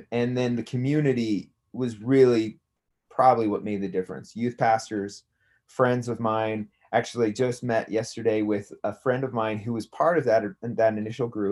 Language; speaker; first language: English; native; English